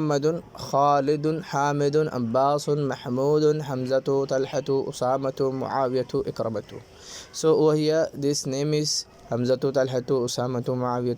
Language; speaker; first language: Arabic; non-native, fluent; Urdu